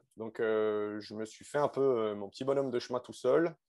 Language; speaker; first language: French; native; French